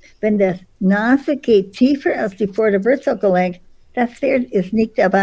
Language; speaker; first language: German; non-native, fluent; English